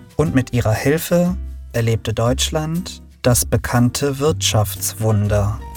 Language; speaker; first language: German; early bilingual, other home language; Turkish